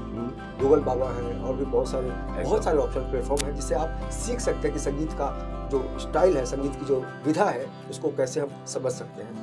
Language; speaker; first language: Hindi; native; Hindi